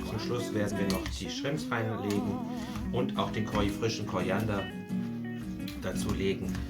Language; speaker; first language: German; non-native, fluent; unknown